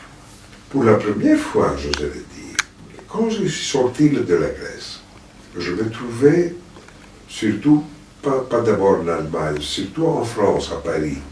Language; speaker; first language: French; non-native, fluent; Greek